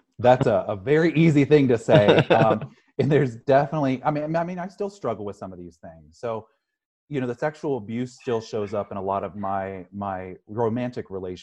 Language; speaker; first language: English; native; English